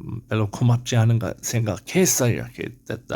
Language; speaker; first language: Korean; non-native, learner; English